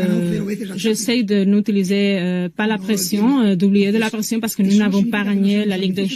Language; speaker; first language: French; non-native, fluent; Spanish